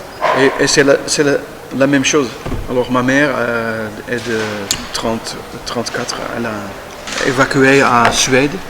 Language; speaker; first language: French; non-native, learner; Dutch